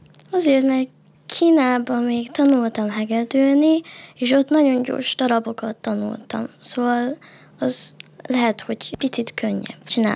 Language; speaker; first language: Hungarian; early bilingual, other home language; Chinese